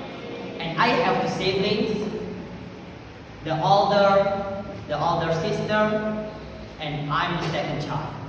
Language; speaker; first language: English; non-native, learner; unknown